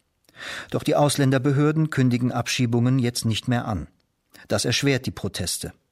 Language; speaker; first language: German; native; German